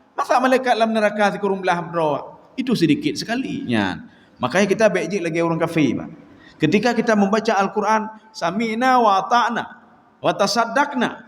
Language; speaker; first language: Malay; non-native, local second language; Achinese